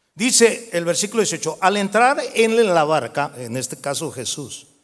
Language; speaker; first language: Spanish; native; Spanish